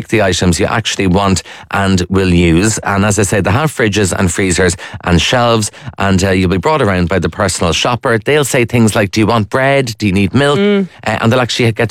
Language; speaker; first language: English; native; English